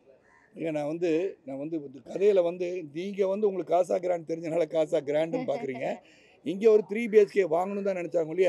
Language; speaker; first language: Tamil; native; Tamil